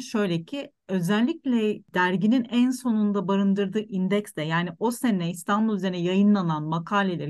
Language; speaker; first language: Turkish; native; Turkish